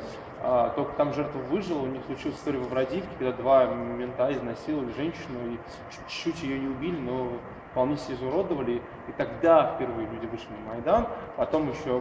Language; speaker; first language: Russian; native; Russian